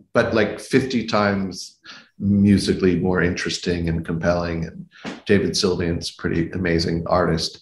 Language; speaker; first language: English; native; English